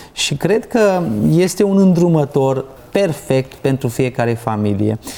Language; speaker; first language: Romanian; non-native, local second language; Hungarian